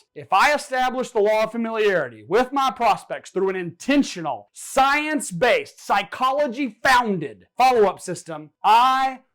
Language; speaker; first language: English; native; English